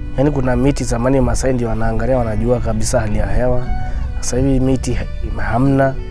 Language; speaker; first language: Swahili; non-native, local second language; Masai